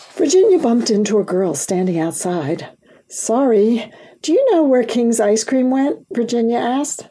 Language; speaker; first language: English; early bilingual, other home language; German